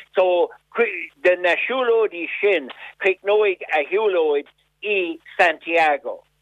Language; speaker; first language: Irish; non-native, local second language; English